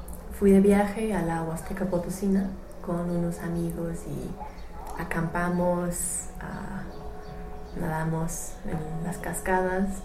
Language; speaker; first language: Spanish; non-native, fluent; English